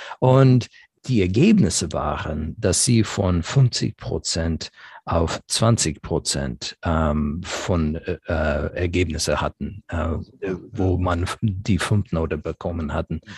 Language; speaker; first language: German; non-native, fluent; English